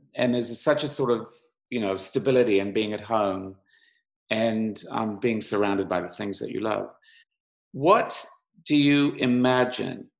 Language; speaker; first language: English; native; English